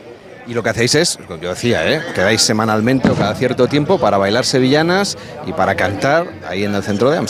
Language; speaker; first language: Spanish; native; Spanish